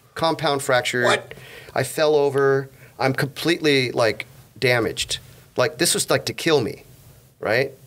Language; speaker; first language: English; native; English